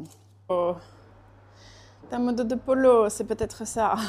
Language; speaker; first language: French; native; French